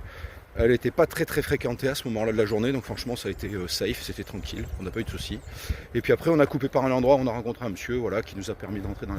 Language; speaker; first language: French; native; French